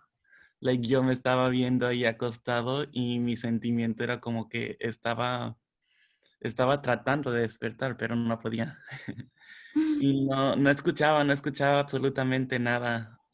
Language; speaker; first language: Spanish; early bilingual, heritage; Spanish